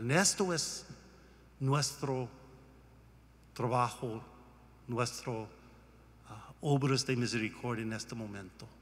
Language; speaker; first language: Spanish; non-native, learner; English